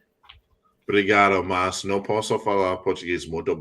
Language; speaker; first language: Portuguese; non-native, learner; English